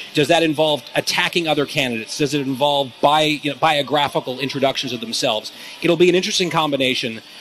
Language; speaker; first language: English; native; English